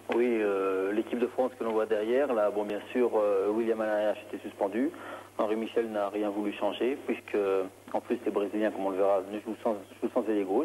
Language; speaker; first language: French; native; French